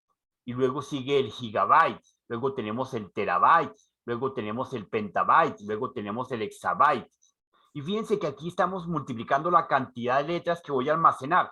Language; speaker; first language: Spanish; native; Spanish